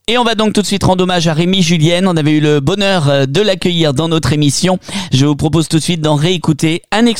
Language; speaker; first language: French; native; French